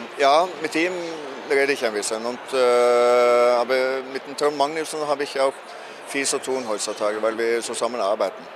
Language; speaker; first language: German; non-native, fluent; Norwegian